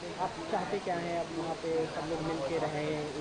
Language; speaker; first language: Hindi; native; Hindi